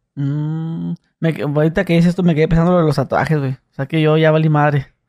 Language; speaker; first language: Spanish; native; Spanish